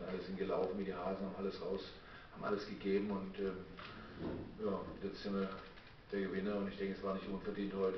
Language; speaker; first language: German; native; German